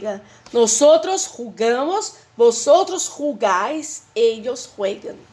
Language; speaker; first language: Spanish; non-native, fluent; Portuguese